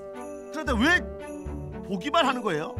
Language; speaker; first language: Korean; native; Korean